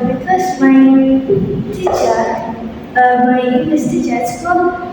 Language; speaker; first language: English; non-native, learner; Indonesian